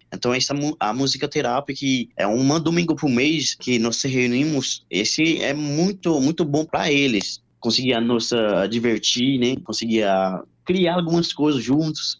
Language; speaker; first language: Portuguese; non-native, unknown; Haitian Creole